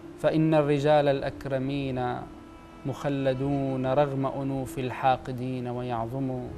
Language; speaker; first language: Arabic; native; Arabic